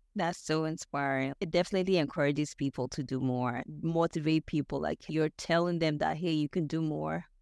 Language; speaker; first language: English; non-native, local second language; Yoruba